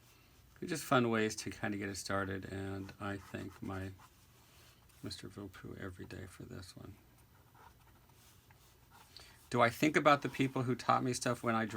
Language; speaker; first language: English; native; English